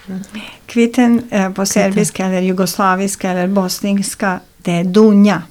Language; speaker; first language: Swedish; non-native, fluent; Serbian